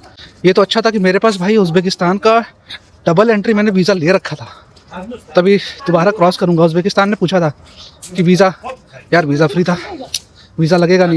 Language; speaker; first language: Hindi; native; Hindi